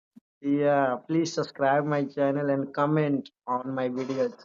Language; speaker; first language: English; non-native, learner; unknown